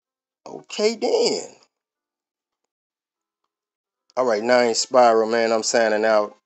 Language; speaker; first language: English; native; English